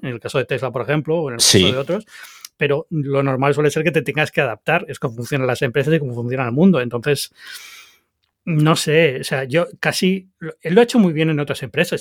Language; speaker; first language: Spanish; native; Spanish